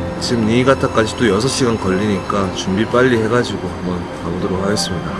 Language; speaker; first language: Korean; native; Korean